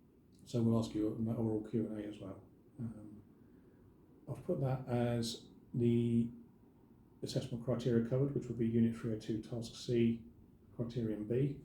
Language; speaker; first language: English; native; English